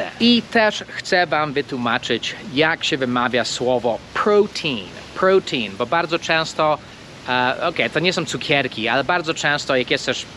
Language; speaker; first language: Polish; non-native, fluent; English